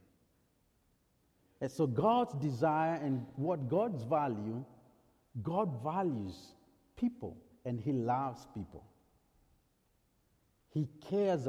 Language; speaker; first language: English; native; English